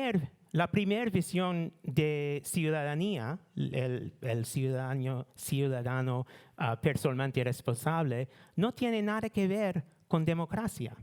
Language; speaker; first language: Spanish; non-native, learner; English